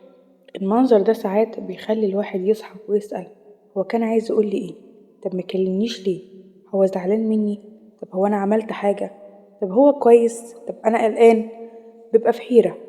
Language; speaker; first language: Arabic; native; Arabic